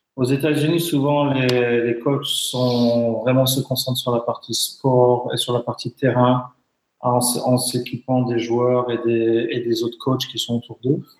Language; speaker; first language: French; native; French